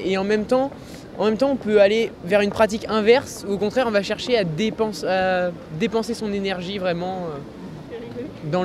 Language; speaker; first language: French; native; French